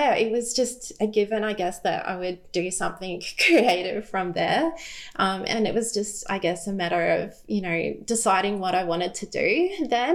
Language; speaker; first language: English; native; English